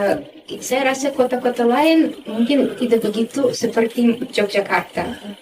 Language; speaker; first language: Indonesian; non-native, fluent; Russian